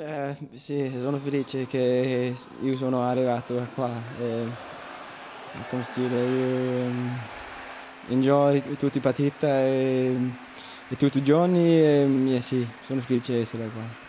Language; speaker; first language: Italian; non-native, learner; Danish